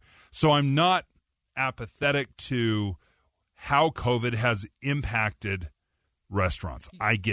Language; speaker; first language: English; native; English